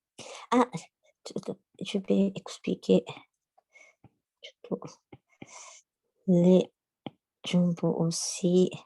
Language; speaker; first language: French; non-native, learner; Japanese